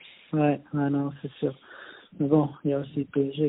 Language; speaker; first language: French; non-native, fluent; Swedish